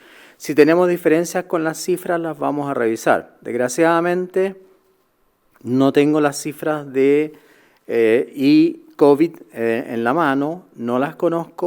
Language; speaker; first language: Spanish; native; Spanish